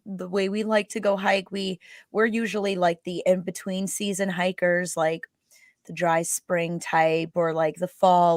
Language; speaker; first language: English; native; English